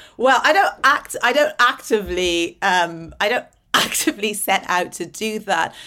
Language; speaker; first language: English; native; English